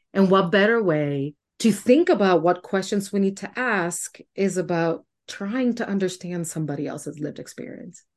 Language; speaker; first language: English; non-native, fluent; Spanish